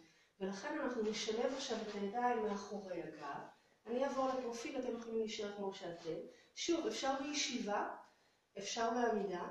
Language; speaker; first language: Hebrew; native; Hebrew